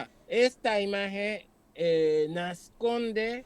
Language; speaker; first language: Spanish; non-native, fluent; Japanese